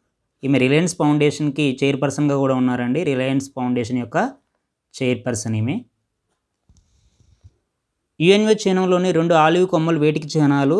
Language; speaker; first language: Telugu; native; Telugu